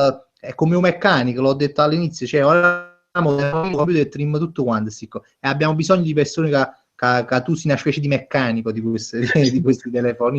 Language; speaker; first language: Italian; native; Italian